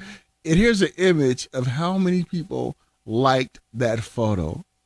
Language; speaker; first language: English; native; English